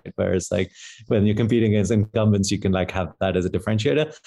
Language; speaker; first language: English; native; English